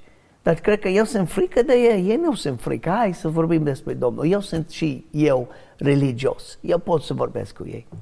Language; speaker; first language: Romanian; non-native, learner; English